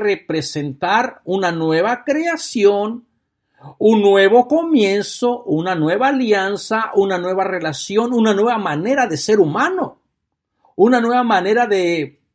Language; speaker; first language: Spanish; native; Spanish